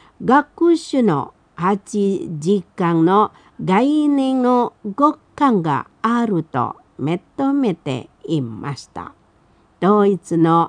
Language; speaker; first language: Japanese; non-native, fluent; Indonesian